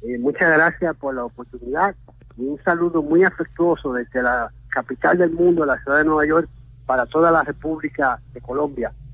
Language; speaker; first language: Spanish; early bilingual, heritage; Spanish